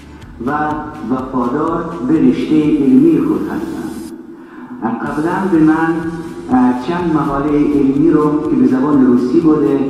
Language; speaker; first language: Persian; non-native, fluent; Russian